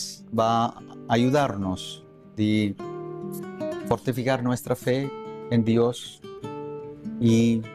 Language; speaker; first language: Spanish; non-native, fluent; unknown